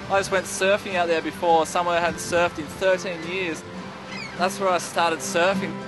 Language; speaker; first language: English; native; English